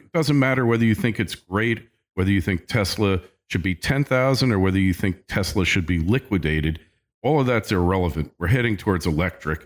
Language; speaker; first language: English; native; English